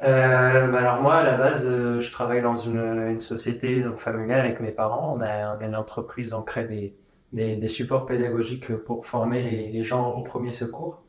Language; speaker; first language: French; native; French